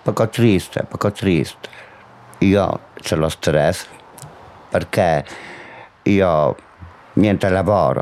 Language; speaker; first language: Italian; non-native, learner; Polish